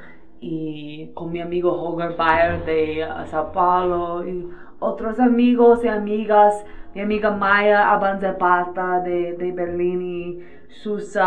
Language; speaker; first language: Spanish; non-native, learner; English